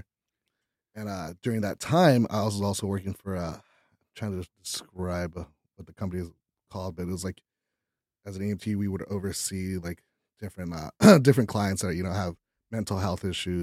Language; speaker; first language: English; early bilingual, other home language; Spanish